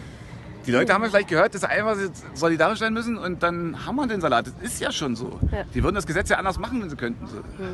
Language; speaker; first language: German; native; German